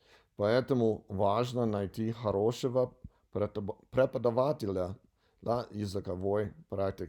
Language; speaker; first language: Russian; non-native, learner; English